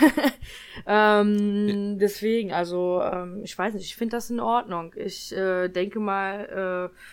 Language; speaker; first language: German; early bilingual, other home language; Polish